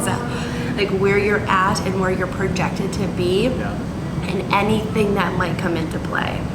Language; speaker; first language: English; native; English